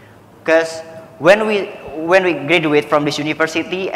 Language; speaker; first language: English; non-native, fluent; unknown